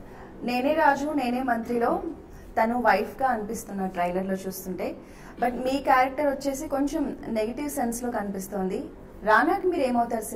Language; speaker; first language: Telugu; native; Telugu